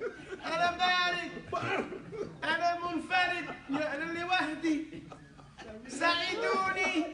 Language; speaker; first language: Arabic; non-native, fluent; English